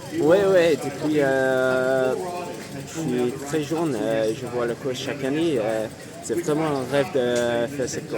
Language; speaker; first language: French; non-native, learner; English